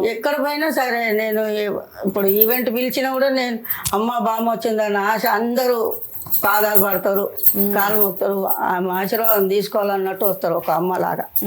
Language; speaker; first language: Telugu; non-native, local second language; Tamil